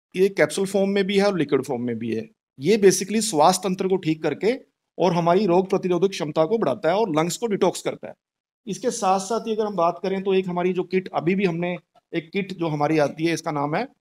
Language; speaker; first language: Hindi; native; Hindi